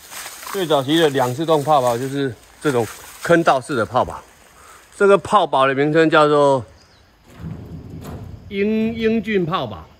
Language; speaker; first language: Chinese; native; Chinese